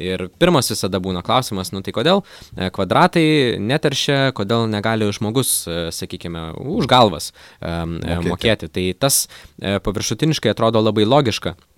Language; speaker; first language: Lithuanian; native; Lithuanian